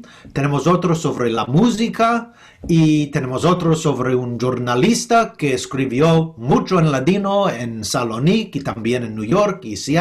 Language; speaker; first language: Spanish; non-native, fluent; English